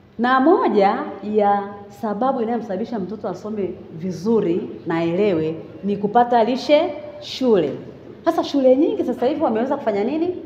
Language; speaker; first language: Swahili; native; Swahili